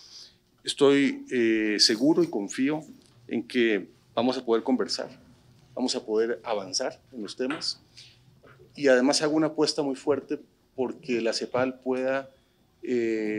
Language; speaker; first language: Spanish; native; Spanish